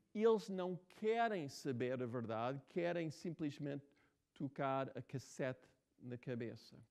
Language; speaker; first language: Portuguese; non-native, fluent; English